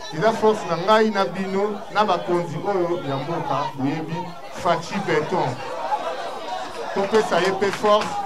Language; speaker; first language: Lingala; native; Lingala